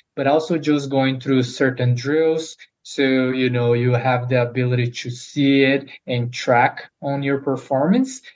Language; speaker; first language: English; non-native, fluent; Portuguese